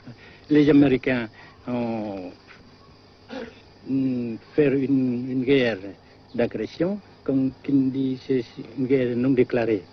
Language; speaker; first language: French; non-native, fluent; Vietnamese